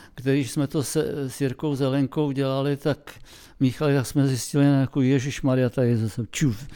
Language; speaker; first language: Czech; native; Czech